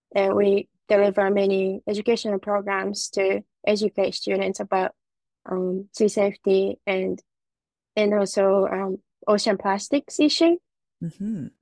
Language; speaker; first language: English; non-native, fluent; Japanese